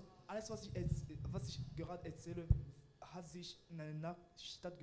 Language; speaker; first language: German; non-native, learner; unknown